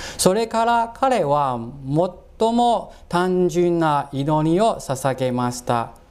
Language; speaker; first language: Japanese; non-native, fluent; Cantonese